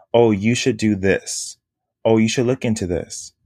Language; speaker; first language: English; native; English